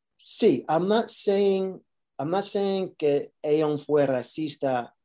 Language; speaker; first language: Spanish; early bilingual, heritage; Spanish